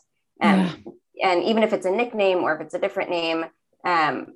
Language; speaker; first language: English; native; English